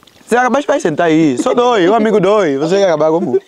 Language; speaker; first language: Portuguese; non-native, learner; Vietnamese